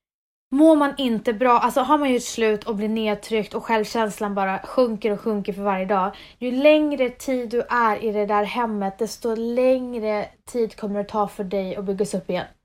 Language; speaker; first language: Swedish; native; Swedish